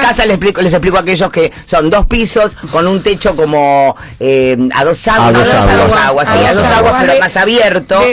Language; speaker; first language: Spanish; native; Spanish